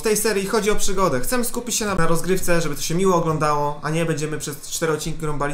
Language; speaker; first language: Polish; native; Polish